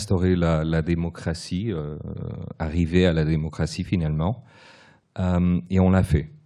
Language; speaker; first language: French; early bilingual, other home language; Portuguese